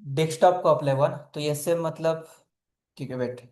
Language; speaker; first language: Hindi; non-native, local second language; Marathi